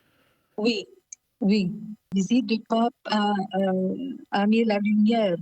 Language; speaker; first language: French; non-native, local second language; Arabic